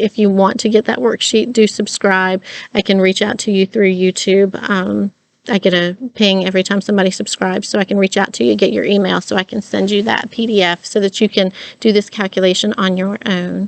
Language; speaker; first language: English; native; English